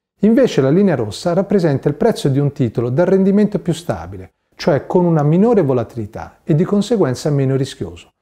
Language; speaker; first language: Italian; native; Italian